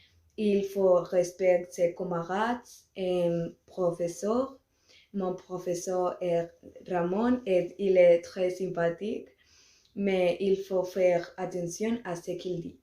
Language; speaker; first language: French; non-native, learner; Spanish